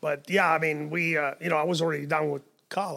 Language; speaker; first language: English; non-native, fluent; Romanian